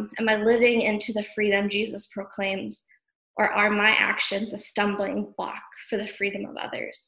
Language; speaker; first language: English; native; English